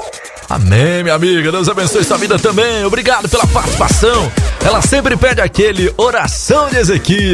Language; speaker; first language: Portuguese; native; Portuguese